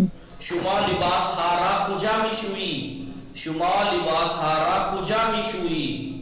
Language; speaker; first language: Persian; non-native, fluent; Urdu